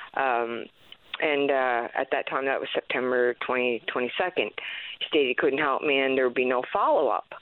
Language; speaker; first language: English; native; English